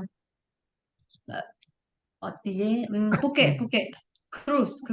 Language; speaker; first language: Korean; non-native, learner; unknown